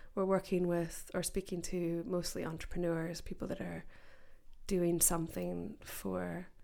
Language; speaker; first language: English; native; English